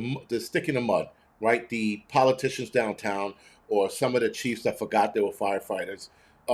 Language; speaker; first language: English; native; English